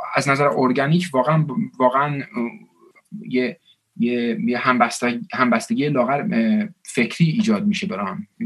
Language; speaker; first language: Persian; early bilingual, heritage; Persian